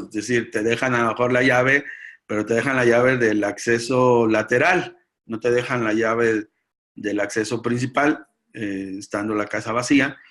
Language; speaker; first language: Spanish; native; Spanish